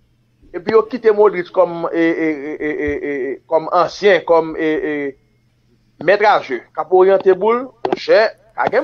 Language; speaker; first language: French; non-native, local second language; Haitian Creole